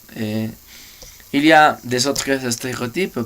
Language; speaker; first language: French; non-native, learner; Spanish